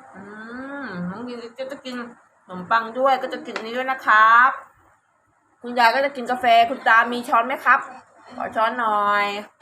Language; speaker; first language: Thai; native; Thai